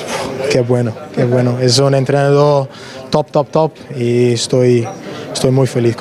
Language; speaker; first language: Spanish; non-native, learner; English